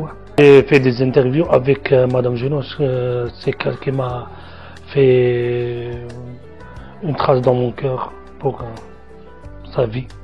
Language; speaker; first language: French; non-native, learner; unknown